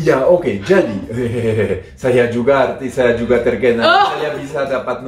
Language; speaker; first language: Indonesian; non-native, fluent; French